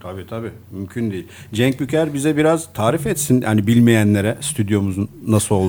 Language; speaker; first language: Turkish; native; Turkish